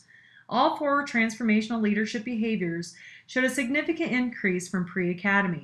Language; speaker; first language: English; native; English